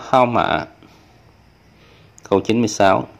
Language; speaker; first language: Chinese; non-native, fluent; Vietnamese